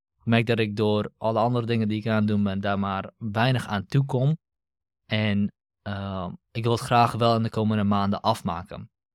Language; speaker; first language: Dutch; early bilingual, other home language; Kurdish